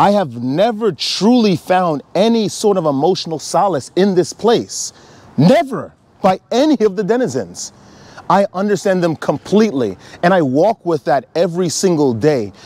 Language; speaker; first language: English; native; English